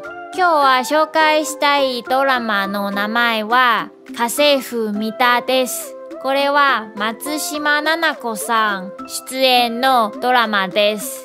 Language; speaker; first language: Japanese; non-native, learner; Chinese